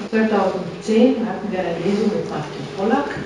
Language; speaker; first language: German; non-native, fluent; Romanian